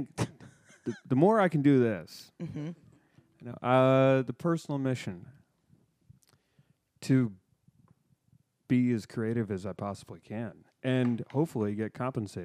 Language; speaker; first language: English; native; English